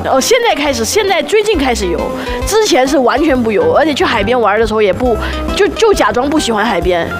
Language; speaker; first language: Chinese; native; Chinese